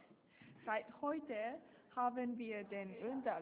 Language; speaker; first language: German; non-native, learner; Japanese